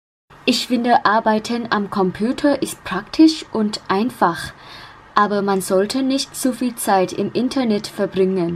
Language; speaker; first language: German; non-native, learner; Thai